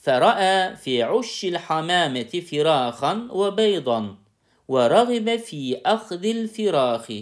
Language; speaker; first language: Arabic; non-native, fluent; Turkish